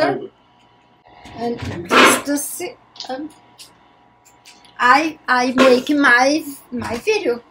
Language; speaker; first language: English; non-native, learner; Portuguese